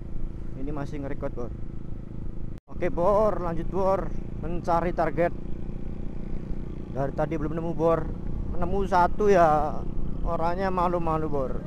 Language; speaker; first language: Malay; non-native, local second language; Javanese